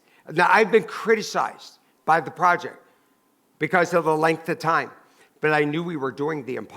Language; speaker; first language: English; native; English